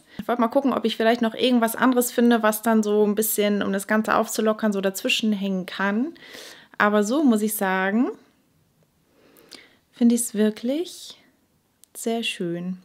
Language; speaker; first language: German; native; German